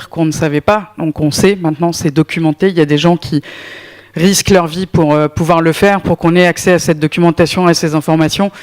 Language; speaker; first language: French; native; French